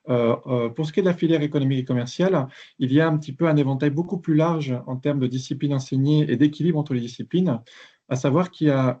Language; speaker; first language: French; native; French